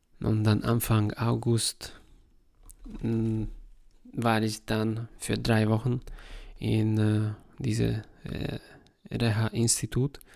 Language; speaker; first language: German; non-native, fluent; Hungarian